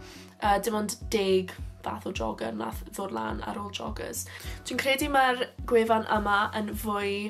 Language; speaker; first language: Welsh; non-native, local second language; English